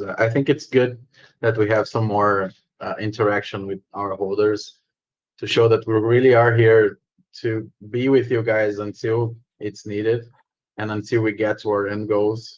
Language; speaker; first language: English; non-native, fluent; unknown